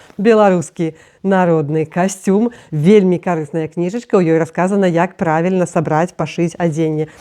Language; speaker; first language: Belarusian; non-native, local second language; Russian